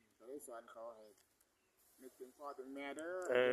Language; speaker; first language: Thai; non-native, local second language; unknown